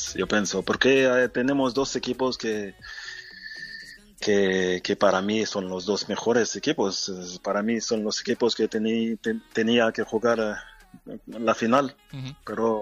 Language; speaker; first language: Spanish; non-native, fluent; French